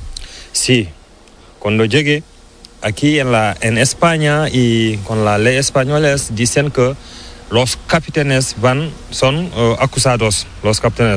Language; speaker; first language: Spanish; non-native, learner; Fula